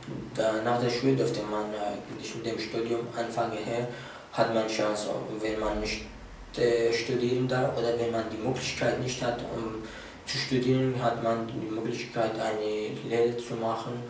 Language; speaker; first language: German; non-native, fluent; Arabic